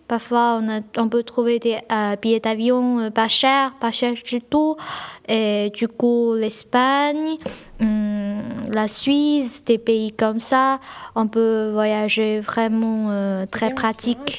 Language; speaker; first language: French; non-native, fluent; Chinese